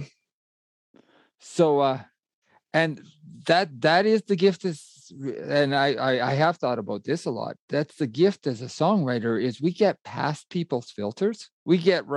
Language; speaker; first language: English; native; English